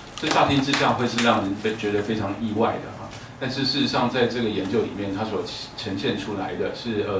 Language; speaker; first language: Chinese; native; Chinese